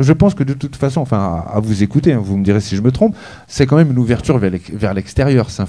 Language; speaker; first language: French; native; French